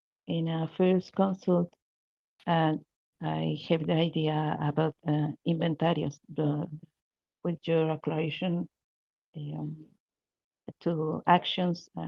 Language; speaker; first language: English; non-native, learner; Spanish